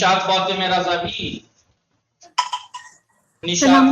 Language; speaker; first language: Persian; non-native, fluent; Urdu